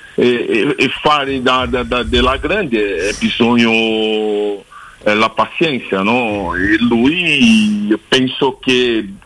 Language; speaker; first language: Italian; non-native, learner; Portuguese